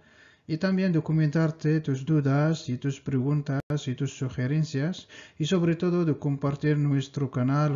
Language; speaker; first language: Spanish; non-native, fluent; Arabic